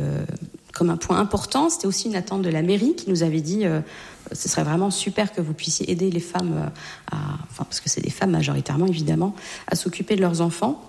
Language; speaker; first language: French; native; French